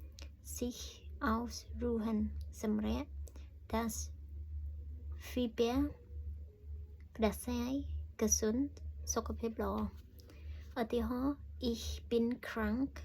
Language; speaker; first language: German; non-native, learner; Khmer